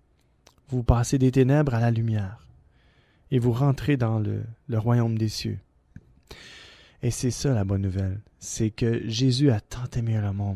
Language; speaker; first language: French; native; French